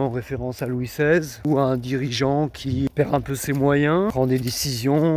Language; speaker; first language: French; native; French